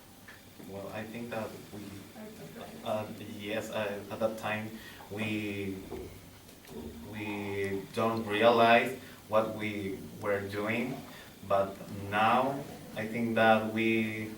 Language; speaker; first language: English; non-native, learner; Spanish